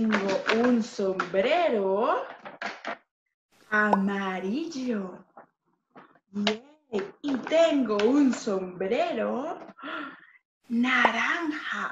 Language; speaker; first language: Spanish; non-native, fluent; English